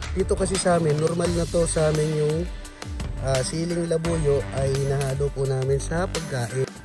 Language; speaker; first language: Filipino; non-native, local second language; Bikol